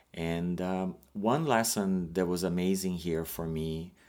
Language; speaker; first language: English; non-native, fluent; Portuguese